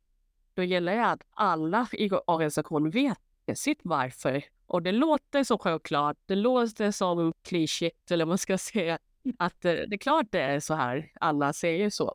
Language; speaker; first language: Swedish; non-native, fluent; Thai